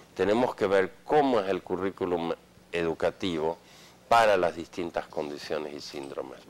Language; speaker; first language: Spanish; non-native, fluent; Swedish